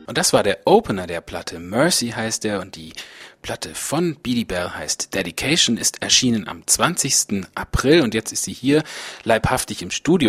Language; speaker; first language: German; native; German